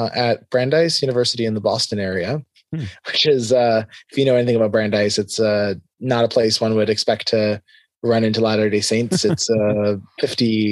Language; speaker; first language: English; native; English